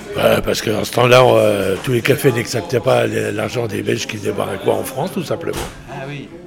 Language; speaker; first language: French; native; French